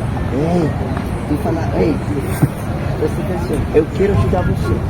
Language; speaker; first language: Portuguese; non-native, learner; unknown